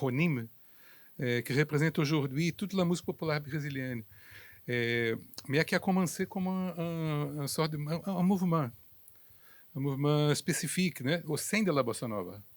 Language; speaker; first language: French; non-native, fluent; Portuguese